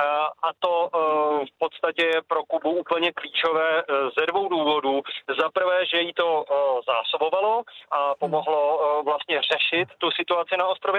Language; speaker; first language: Czech; native; Czech